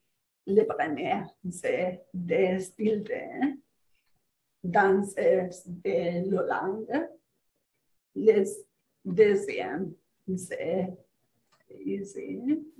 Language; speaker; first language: French; non-native, fluent; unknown